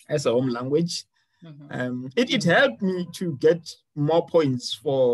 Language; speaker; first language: English; non-native, local second language; Venda